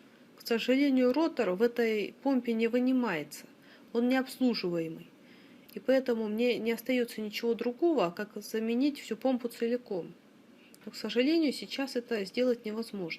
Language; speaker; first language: Russian; native; Russian